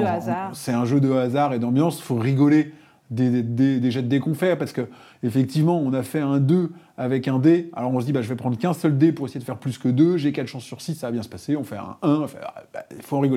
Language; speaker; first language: French; native; French